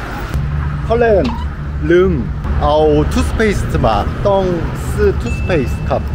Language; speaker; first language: Thai; non-native, learner; Korean